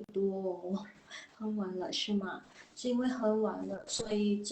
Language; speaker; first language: Chinese; non-native, fluent; Indonesian